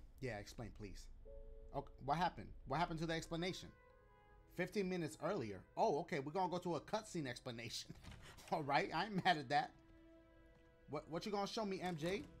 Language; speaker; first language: English; early bilingual, other home language; Spanish